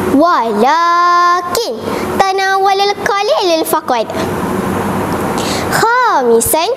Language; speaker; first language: Arabic; non-native, learner; Malay